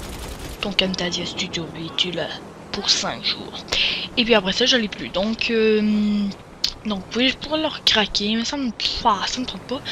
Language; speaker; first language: French; native; French